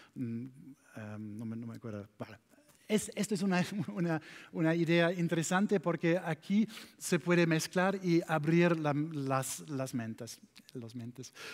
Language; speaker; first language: Spanish; non-native, learner; German